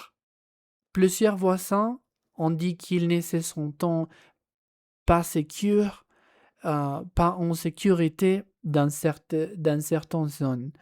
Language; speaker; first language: French; non-native, learner; Spanish